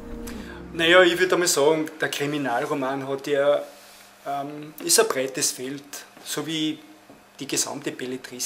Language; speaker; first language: German; native; German